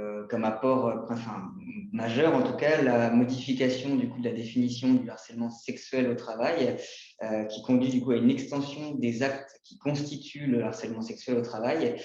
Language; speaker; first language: French; native; French